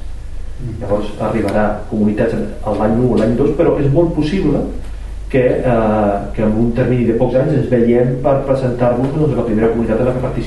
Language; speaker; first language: Catalan; native; Catalan